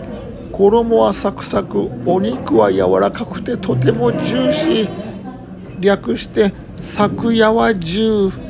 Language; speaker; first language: Japanese; native; Japanese